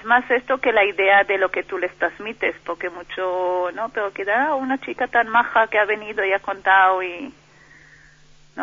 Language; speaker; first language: Spanish; non-native, fluent; Hebrew